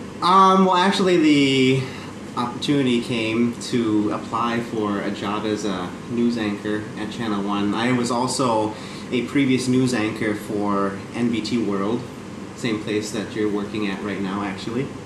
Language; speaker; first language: English; native; English